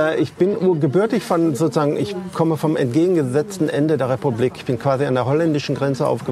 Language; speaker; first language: German; native; German